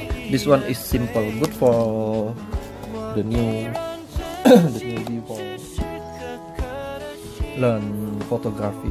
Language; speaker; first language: English; non-native, learner; Indonesian